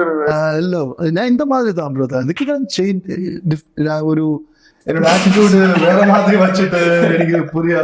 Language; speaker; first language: Tamil; non-native, learner; Malayalam